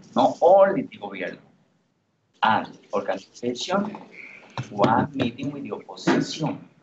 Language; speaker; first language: English; non-native, learner; Spanish